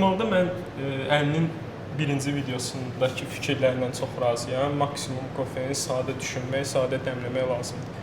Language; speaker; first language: Azerbaijani; native; Azerbaijani